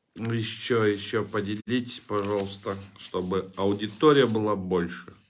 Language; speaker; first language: Russian; non-native, local second language; Kyrgyz